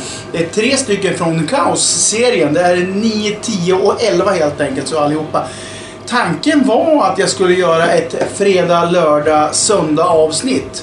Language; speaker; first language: Swedish; native; Swedish